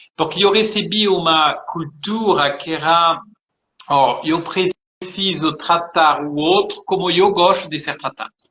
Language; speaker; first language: Portuguese; early bilingual, heritage; French